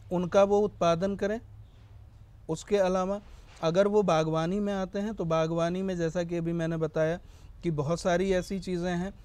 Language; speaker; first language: Hindi; native; Hindi